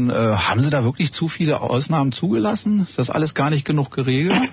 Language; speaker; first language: German; native; German